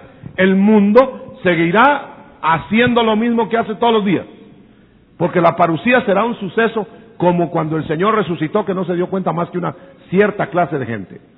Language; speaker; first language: Spanish; native; Spanish